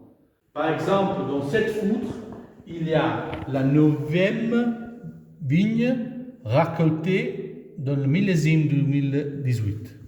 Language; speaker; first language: French; non-native, fluent; Italian